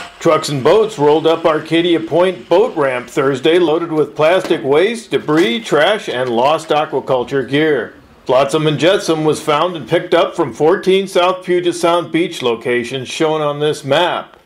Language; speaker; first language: English; native; English